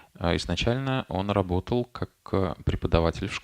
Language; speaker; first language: Russian; native; Russian